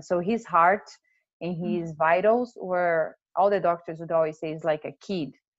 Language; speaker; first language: English; non-native, fluent; Portuguese